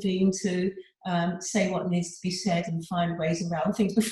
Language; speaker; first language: English; native; English